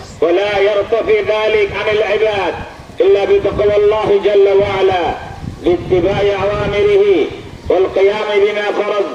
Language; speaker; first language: Arabic; non-native, fluent; Bangla